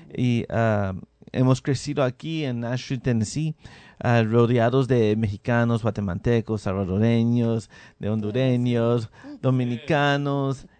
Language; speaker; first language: Spanish; early bilingual, heritage; Spanish